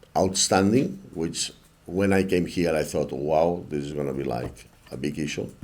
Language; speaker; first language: English; non-native, fluent; Spanish